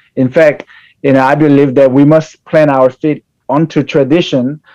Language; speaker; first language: English; non-native, fluent; Korean